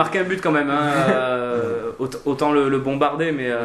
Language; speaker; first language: French; native; French